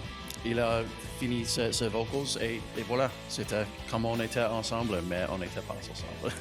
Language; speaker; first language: French; non-native, local second language; English